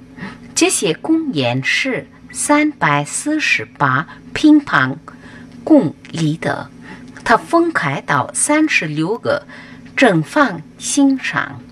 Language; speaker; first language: Chinese; non-native, fluent; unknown